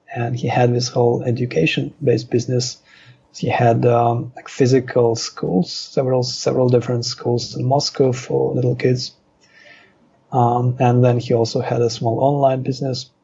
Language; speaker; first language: English; non-native, fluent; Russian